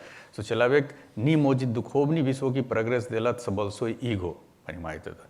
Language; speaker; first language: Russian; non-native, learner; Hindi